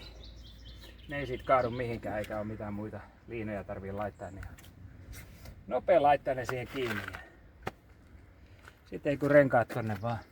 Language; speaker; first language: Finnish; native; Finnish